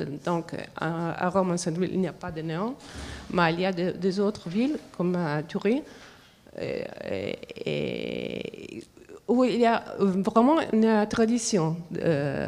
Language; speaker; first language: French; non-native, fluent; Italian